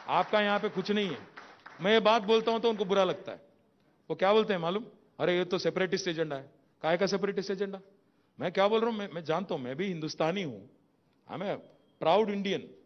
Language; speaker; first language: Hindi; non-native, local second language; Telugu